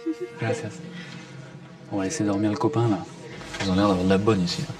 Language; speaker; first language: French; native; French